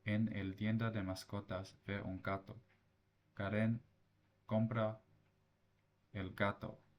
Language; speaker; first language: Spanish; non-native, learner; English